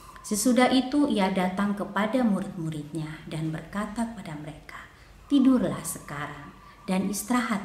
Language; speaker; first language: Indonesian; native; Indonesian